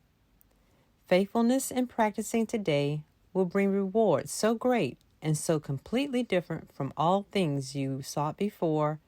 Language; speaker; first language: English; native; English